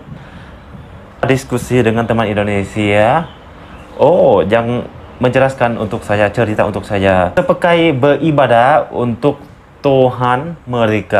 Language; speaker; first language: Indonesian; non-native, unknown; Lao